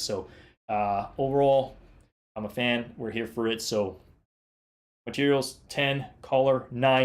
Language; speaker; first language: English; native; English